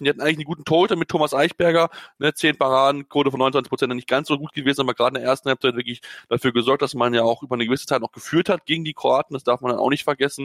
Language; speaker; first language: German; native; German